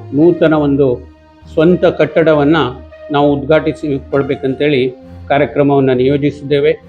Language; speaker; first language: Kannada; non-native, local second language; Konkani